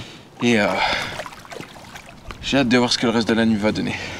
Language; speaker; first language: French; native; French